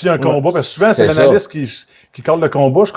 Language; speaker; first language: French; native; French